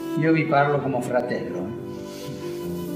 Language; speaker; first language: Italian; non-native, fluent; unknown